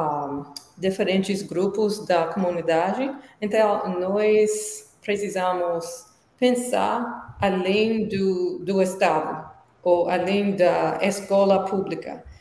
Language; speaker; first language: Portuguese; non-native, learner; English